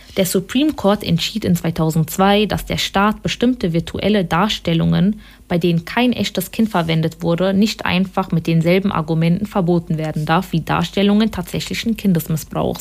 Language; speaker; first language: German; native; German